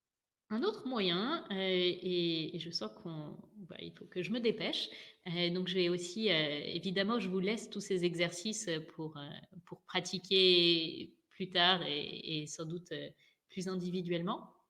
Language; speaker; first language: French; native; French